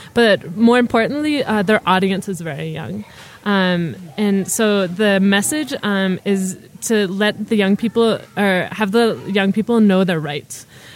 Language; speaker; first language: English; native; English